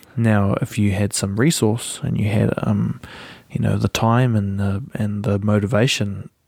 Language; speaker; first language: English; native; English